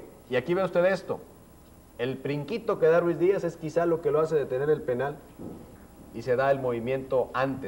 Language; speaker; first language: Spanish; native; Spanish